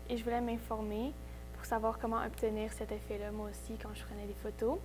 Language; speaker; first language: French; native; French